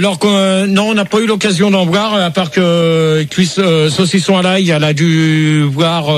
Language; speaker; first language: French; native; French